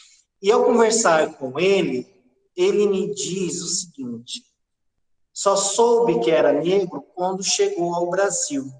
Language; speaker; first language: Portuguese; native; Portuguese